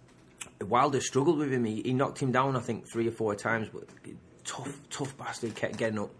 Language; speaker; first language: English; native; English